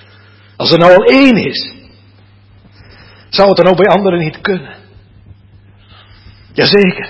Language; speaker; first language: Dutch; native; Dutch